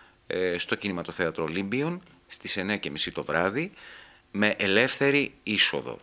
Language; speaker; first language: Greek; native; Greek